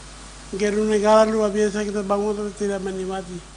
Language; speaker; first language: Indonesian; non-native, local second language; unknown